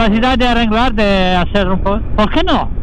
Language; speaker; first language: Spanish; non-native, learner; Italian